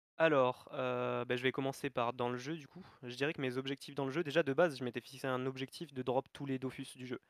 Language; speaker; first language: French; native; French